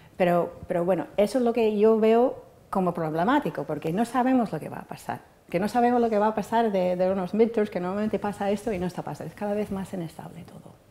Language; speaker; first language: Spanish; non-native, fluent; English